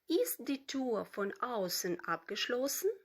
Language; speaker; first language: German; non-native, fluent; Ukrainian